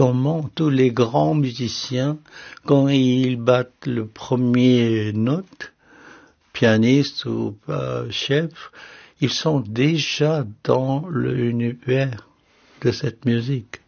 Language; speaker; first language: French; non-native, fluent; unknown